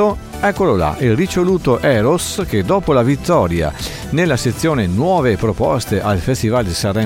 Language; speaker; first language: Italian; native; Italian